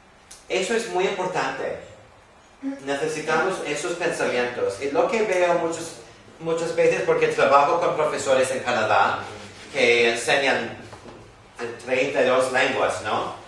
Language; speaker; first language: Spanish; non-native, fluent; English